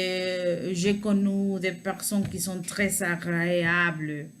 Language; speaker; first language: French; non-native, learner; Spanish